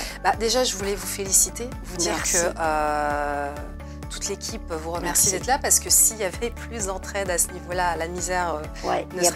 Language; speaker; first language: French; native; French